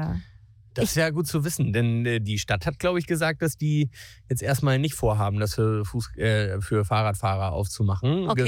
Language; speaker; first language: German; native; German